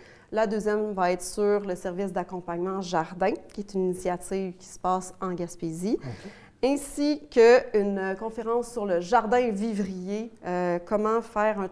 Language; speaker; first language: French; native; French